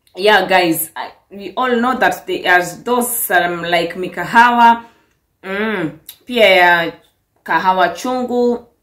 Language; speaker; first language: English; non-native, local second language; Swahili